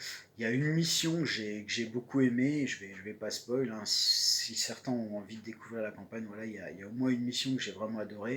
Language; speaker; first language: French; native; French